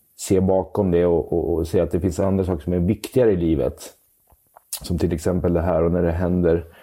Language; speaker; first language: Swedish; native; Swedish